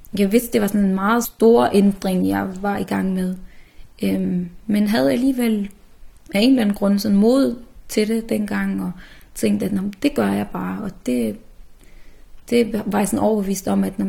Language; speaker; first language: Danish; early bilingual, other home language; Arabic